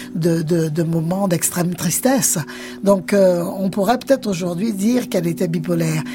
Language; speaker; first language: French; native; French